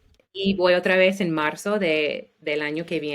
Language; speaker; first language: Spanish; non-native, learner; English